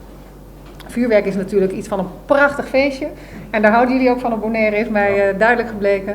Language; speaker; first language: Dutch; native; Dutch